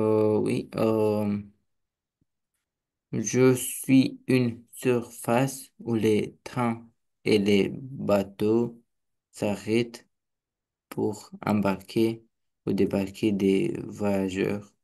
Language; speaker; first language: French; non-native, learner; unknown